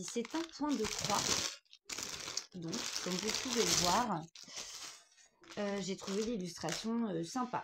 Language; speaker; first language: French; native; French